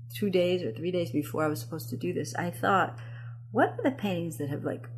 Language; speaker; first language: English; early bilingual, other home language; Amharic